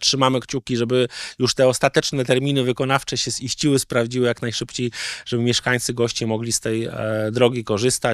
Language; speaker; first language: Polish; native; Polish